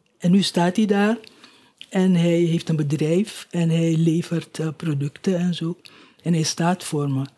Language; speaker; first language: Dutch; native; Dutch